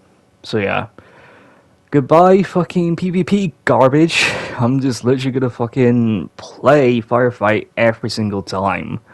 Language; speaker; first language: English; native; English